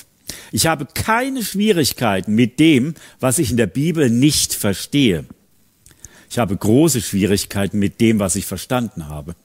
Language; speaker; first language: German; native; German